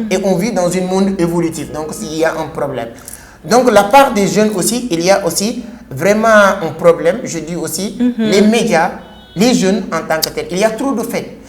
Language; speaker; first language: French; non-native, local second language; Wolof